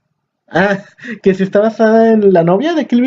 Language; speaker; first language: Spanish; native; Spanish